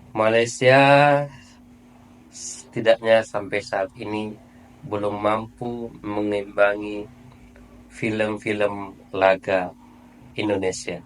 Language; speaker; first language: Indonesian; native; Indonesian